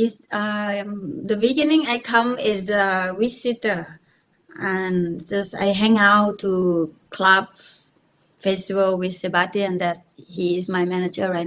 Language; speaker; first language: English; non-native, learner; Thai